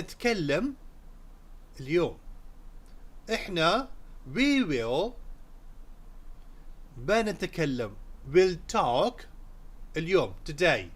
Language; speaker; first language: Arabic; non-native, fluent; Urdu